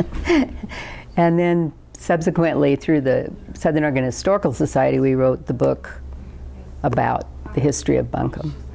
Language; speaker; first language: English; native; English